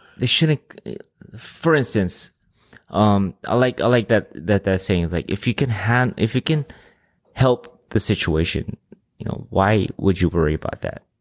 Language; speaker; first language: English; early bilingual, other home language; Filipino